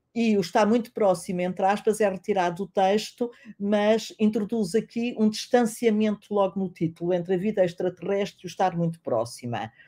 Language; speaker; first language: Portuguese; native; Portuguese